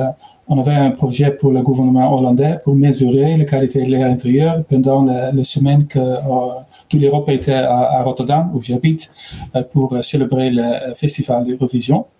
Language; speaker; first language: French; non-native, learner; Dutch